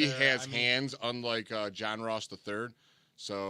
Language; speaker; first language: English; native; English